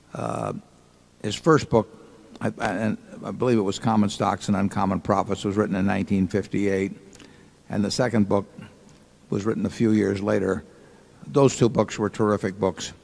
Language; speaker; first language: English; native; English